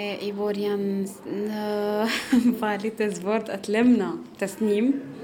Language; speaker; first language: Swedish; non-native, learner; Arabic